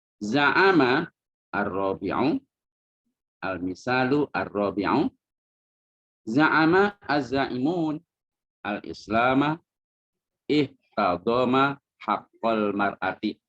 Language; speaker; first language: Arabic; non-native, fluent; Indonesian